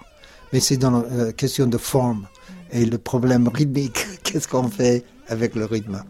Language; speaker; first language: French; non-native, fluent; English